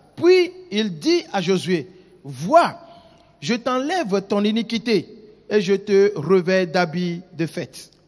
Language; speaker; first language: French; non-native, local second language; Ewe